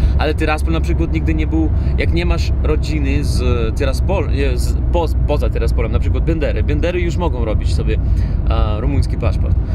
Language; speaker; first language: Polish; non-native, fluent; Russian